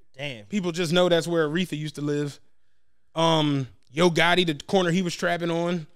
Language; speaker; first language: English; native; English